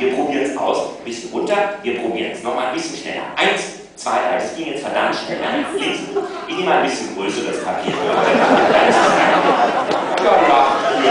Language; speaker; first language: German; native; German